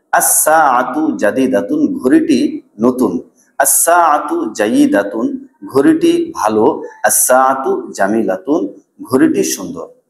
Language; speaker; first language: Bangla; native; Bangla